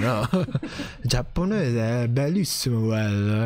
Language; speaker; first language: Italian; non-native, learner; Japanese